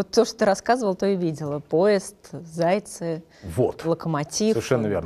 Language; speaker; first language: Russian; native; Russian